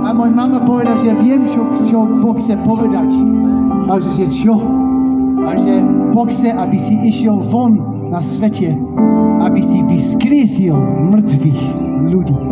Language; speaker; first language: Slovak; non-native, learner; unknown